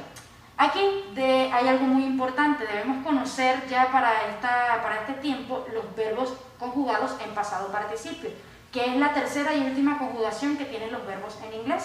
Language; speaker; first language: Spanish; native; Spanish